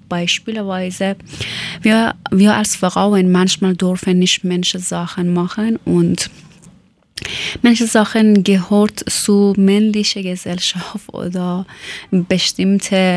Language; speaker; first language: German; non-native, learner; Persian